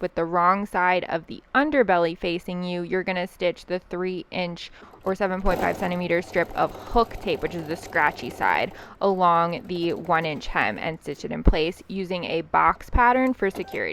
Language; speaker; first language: English; native; English